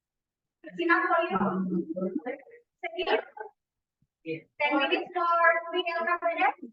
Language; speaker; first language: English; non-native, fluent; Indonesian